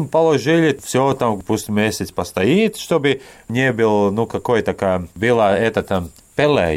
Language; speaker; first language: Russian; non-native, learner; Latvian